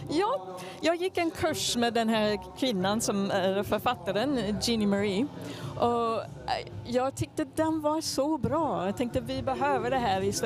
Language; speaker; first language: Swedish; non-native, fluent; English